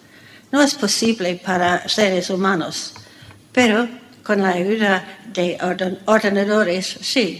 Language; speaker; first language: Spanish; non-native, fluent; English